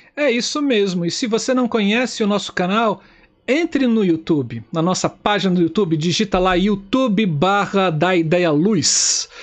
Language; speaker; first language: Portuguese; native; Portuguese